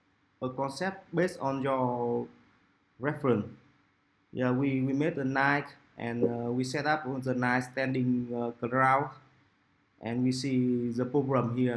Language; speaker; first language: English; non-native, local second language; Vietnamese